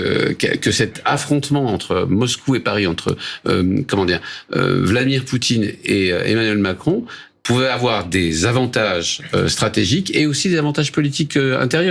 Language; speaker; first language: French; native; French